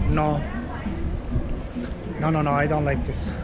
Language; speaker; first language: English; non-native, fluent; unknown